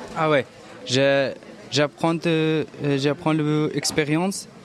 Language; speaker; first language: French; non-native, learner; Persian